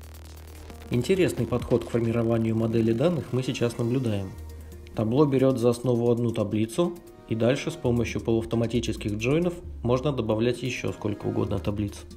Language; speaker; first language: Russian; native; Russian